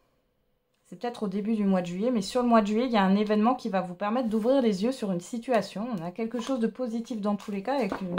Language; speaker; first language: French; native; French